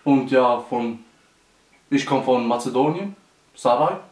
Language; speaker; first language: German; early bilingual, other home language; Albanian